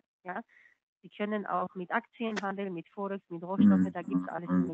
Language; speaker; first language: German; non-native, fluent; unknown